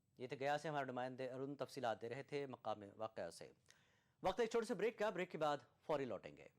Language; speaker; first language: Urdu; native; Urdu